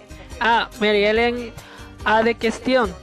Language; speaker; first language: French; non-native, learner; Spanish